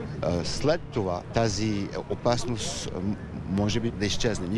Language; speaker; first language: Bulgarian; non-native, fluent; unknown